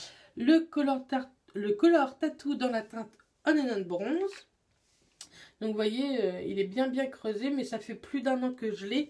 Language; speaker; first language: French; native; French